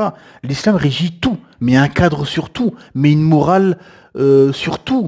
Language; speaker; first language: French; native; French